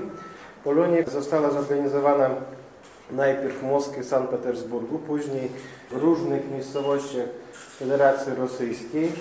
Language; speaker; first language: Polish; non-native, fluent; Russian